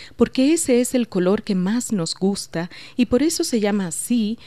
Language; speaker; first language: Spanish; native; Spanish